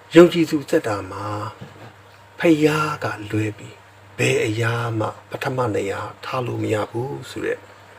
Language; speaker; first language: Burmese; non-native, local second language; S'gaw Karen